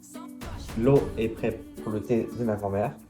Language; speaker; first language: French; native; French